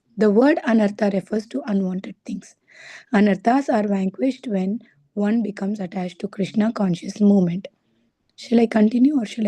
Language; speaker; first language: English; non-native, fluent; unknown